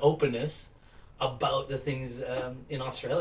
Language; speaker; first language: English; native; English